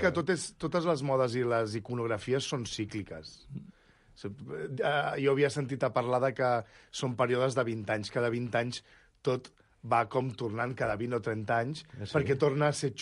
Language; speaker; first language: Catalan; native; Catalan